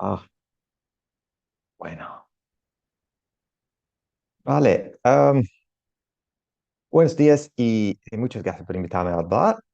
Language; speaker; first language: Spanish; non-native, learner; Italian